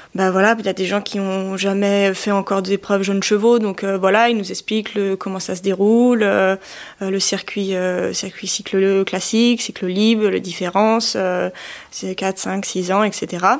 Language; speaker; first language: French; native; French